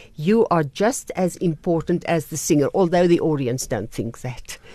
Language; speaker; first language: English; non-native, local second language; Afrikaans